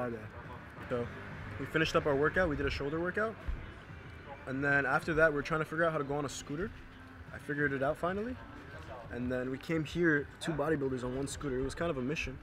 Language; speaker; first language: English; early bilingual, other home language; Turkish